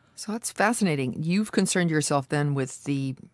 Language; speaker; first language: English; native; English